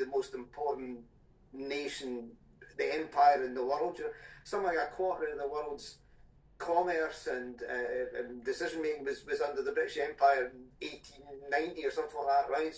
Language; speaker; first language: English; native; English